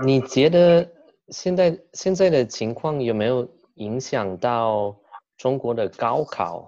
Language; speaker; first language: Chinese; non-native, fluent; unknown